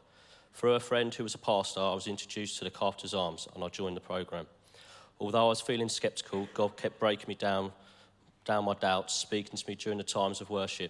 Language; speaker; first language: English; native; English